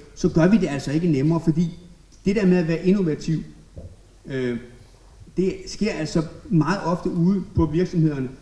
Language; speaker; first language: Danish; native; Danish